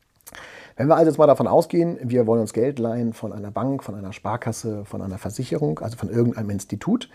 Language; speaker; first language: German; native; German